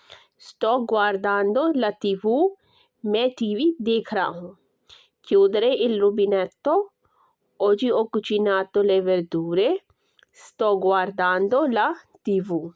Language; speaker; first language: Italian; non-native, learner; Urdu